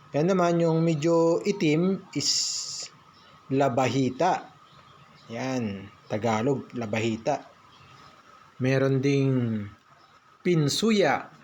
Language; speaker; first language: Filipino; non-native, local second language; Pangasinan